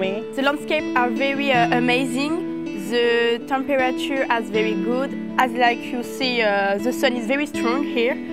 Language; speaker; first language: English; non-native, learner; French